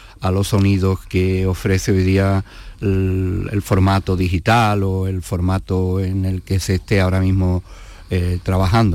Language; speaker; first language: Spanish; native; Spanish